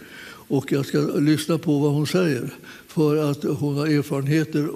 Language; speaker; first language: Swedish; native; Swedish